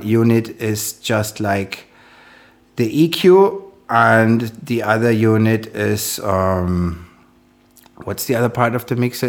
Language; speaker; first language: English; non-native, fluent; German